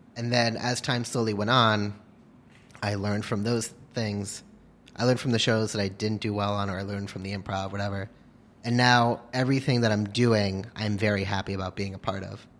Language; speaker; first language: English; native; English